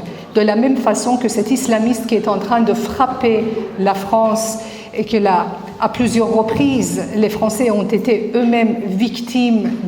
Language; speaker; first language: French; non-native, fluent; Persian